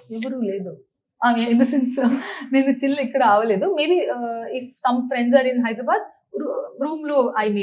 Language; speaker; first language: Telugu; non-native, learner; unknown